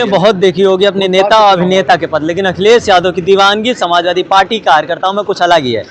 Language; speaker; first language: Hindi; native; Hindi